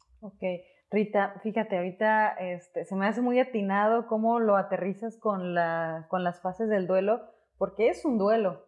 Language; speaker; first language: Spanish; native; Spanish